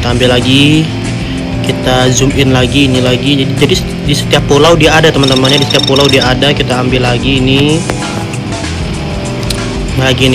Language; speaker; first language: Indonesian; native; Indonesian